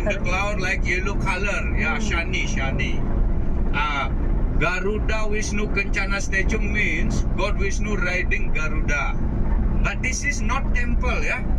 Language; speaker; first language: English; non-native, learner; Balinese